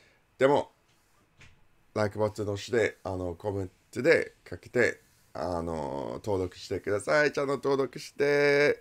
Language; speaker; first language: Japanese; non-native, learner; English